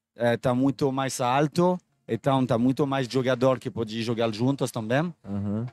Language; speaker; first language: Portuguese; non-native, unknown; French